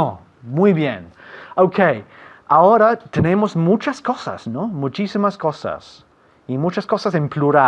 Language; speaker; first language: Spanish; non-native, fluent; English